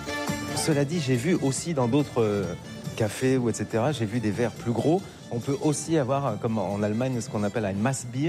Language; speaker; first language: French; native; French